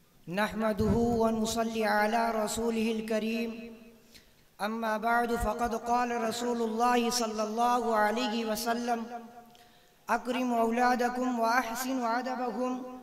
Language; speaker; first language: Arabic; non-native, learner; Urdu